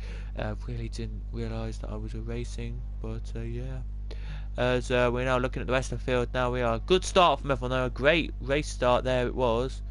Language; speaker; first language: English; native; English